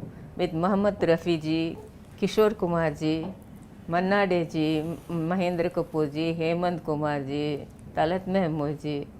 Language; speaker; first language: Telugu; non-native, local second language; Tamil